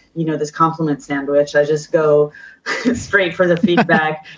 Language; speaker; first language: English; native; English